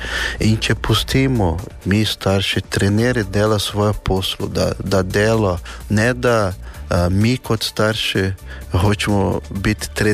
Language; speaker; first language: Slovenian; non-native, learner; Portuguese